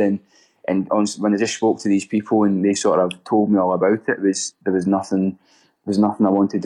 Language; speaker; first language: English; native; English